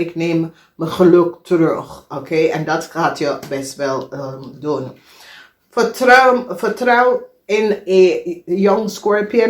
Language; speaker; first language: Dutch; non-native, fluent; English